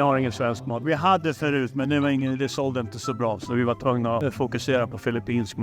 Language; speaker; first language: Swedish; native; Swedish